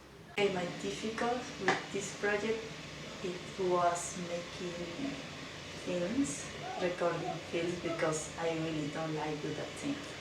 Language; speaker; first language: English; non-native, learner; Spanish